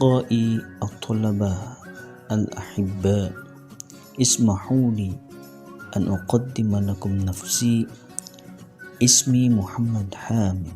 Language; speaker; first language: Arabic; non-native, learner; Indonesian